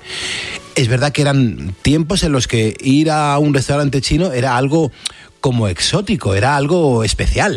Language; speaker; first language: Spanish; native; Spanish